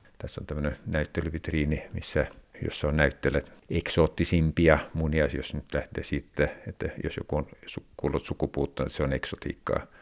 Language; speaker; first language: Finnish; non-native, local second language; Swedish